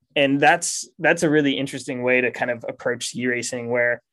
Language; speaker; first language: English; native; English